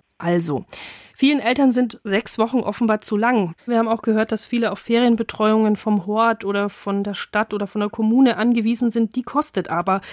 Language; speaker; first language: German; native; German